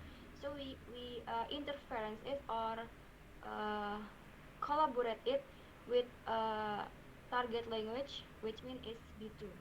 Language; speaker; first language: English; non-native, learner; Indonesian